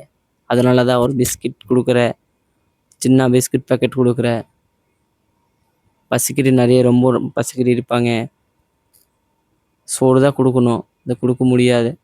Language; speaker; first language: Tamil; non-native, learner; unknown